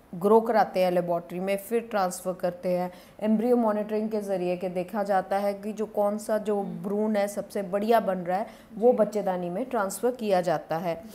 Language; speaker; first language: Hindi; non-native, local second language; Punjabi